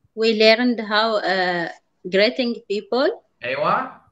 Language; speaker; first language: English; non-native, fluent; Arabic